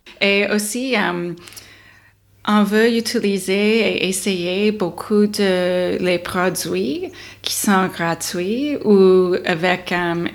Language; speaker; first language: French; non-native, learner; English